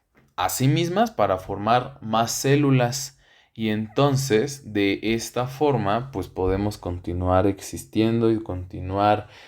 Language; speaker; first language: Spanish; native; Spanish